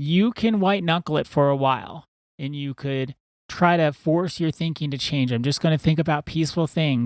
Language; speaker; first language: English; native; English